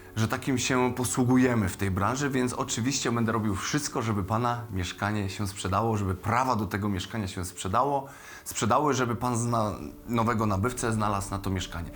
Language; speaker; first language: Polish; native; Polish